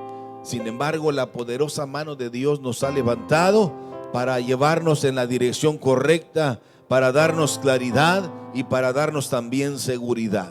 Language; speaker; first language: Spanish; native; Spanish